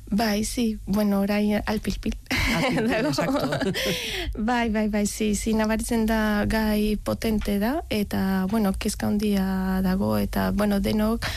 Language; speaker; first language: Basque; non-native, fluent; Spanish